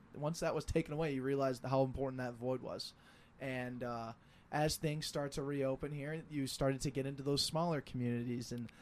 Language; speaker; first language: English; native; English